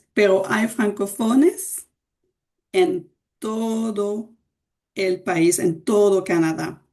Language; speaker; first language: Spanish; non-native, fluent; French